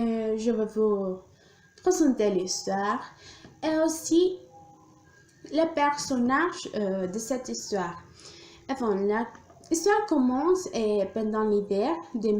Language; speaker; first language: French; non-native, learner; Spanish